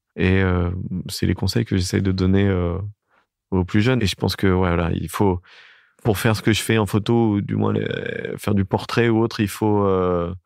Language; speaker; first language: French; native; French